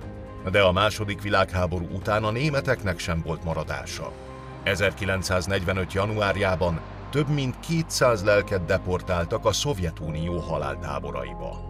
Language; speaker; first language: Hungarian; native; Hungarian